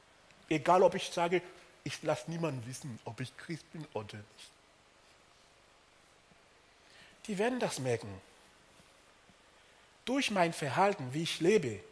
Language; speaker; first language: German; non-native, fluent; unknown